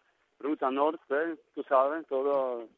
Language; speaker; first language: Spanish; non-native, learner; Norwegian